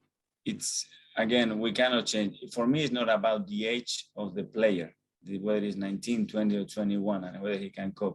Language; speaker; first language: English; non-native, fluent; Spanish